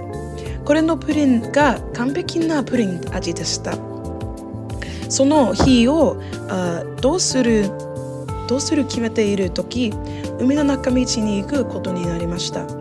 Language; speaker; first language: Japanese; non-native, learner; English